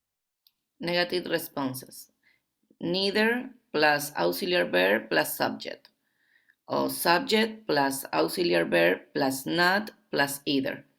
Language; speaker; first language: English; non-native, learner; Spanish